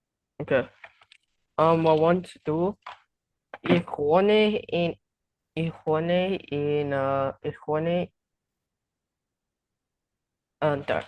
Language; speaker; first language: German; non-native, learner; Indonesian